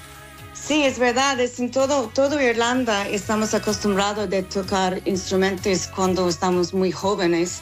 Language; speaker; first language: Spanish; non-native, learner; English